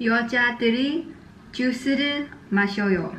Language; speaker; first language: Korean; non-native, learner; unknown